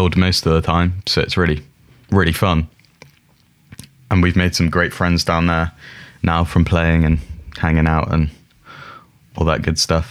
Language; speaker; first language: English; native; English